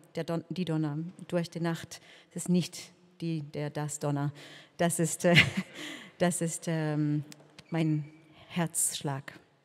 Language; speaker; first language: German; non-native, learner; Hebrew